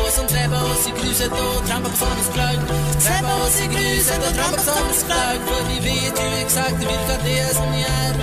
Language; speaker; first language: Swedish; native; Swedish